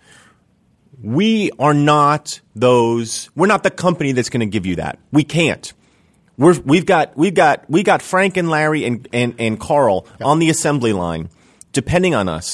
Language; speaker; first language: English; native; English